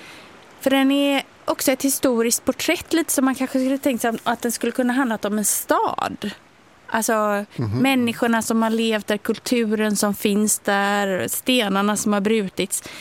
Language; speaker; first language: Swedish; native; Swedish